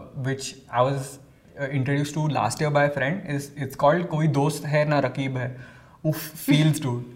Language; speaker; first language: English; non-native, local second language; Hindi